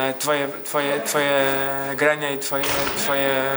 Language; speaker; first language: Polish; non-native, learner; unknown